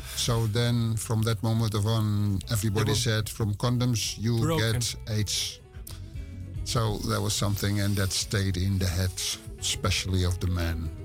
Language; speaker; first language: English; non-native, fluent; Dutch